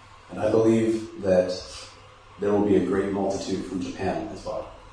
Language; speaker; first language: English; native; English